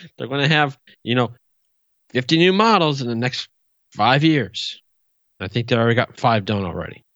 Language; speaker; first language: English; native; English